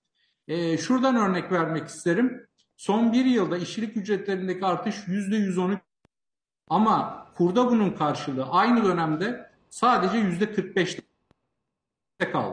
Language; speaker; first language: Turkish; native; Turkish